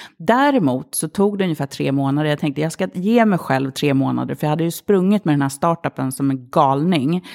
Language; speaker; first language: Swedish; early bilingual, other home language; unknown